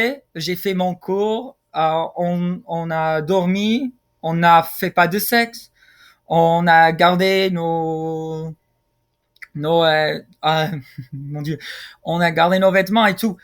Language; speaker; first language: French; non-native, fluent; English